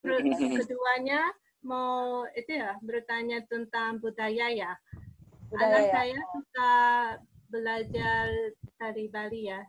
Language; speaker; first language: Indonesian; non-native, learner; Japanese